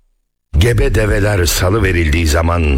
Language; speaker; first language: Turkish; native; Turkish